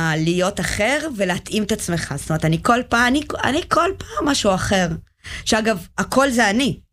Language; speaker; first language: Hebrew; early bilingual, other home language; Russian